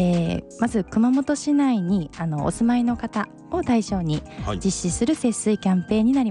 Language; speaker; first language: Japanese; native; Japanese